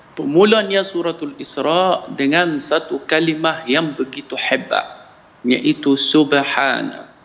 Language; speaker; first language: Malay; non-native, fluent; Arabic